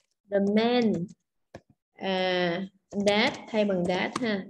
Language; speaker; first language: English; non-native, fluent; Vietnamese